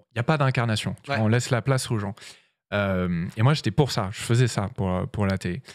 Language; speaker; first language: French; native; French